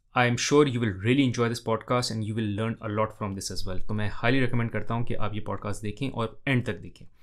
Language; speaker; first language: Urdu; native; Urdu